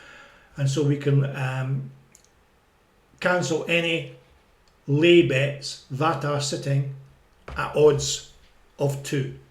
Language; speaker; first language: English; native; English